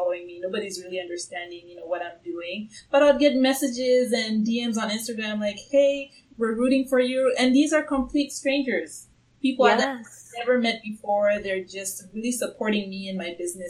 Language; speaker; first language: English; non-native, local second language; Swahili